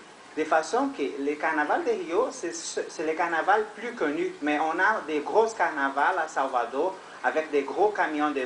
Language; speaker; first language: French; non-native, learner; Portuguese